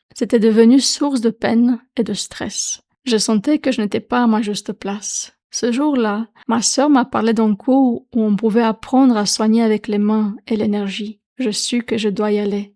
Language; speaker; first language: French; non-native, fluent; Romanian